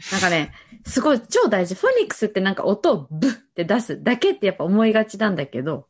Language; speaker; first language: Japanese; native; Japanese